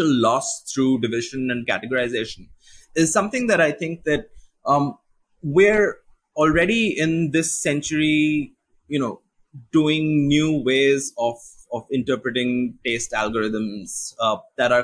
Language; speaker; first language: English; non-native, local second language; Bangla